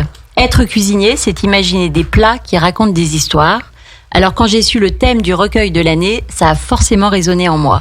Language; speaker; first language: French; native; French